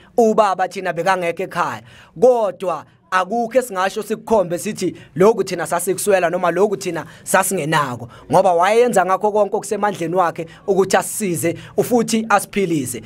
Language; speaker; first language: Zulu; native; Zulu